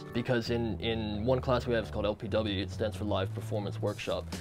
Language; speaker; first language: English; native; English